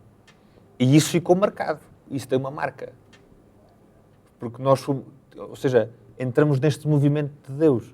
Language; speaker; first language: Portuguese; native; Portuguese